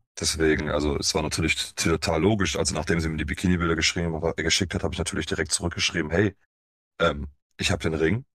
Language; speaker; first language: German; early bilingual, other home language; Polish